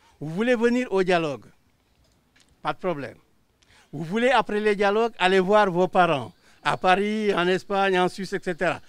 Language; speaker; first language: French; non-native, local second language; Wolof